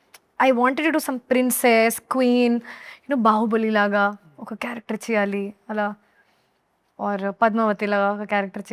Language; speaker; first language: Telugu; non-native, learner; Hindi